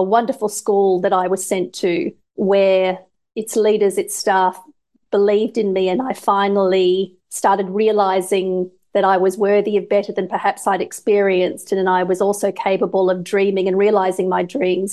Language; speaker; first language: English; native; English